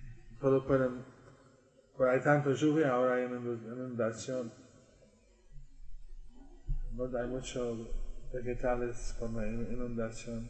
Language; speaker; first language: Spanish; non-native, learner; English